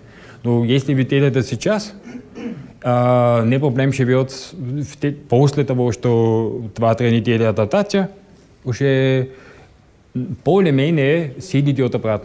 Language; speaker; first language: Russian; non-native, learner; German